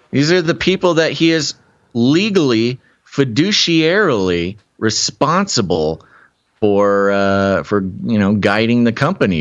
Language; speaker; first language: English; native; English